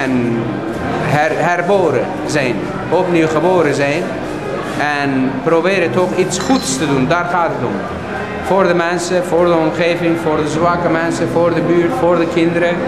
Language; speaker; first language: Dutch; non-native, fluent; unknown